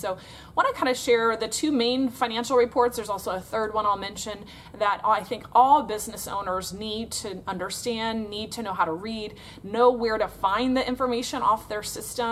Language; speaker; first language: English; native; English